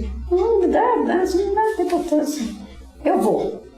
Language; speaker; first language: Portuguese; native; Portuguese